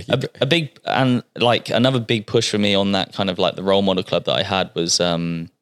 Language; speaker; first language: English; native; English